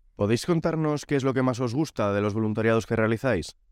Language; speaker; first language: Spanish; native; Spanish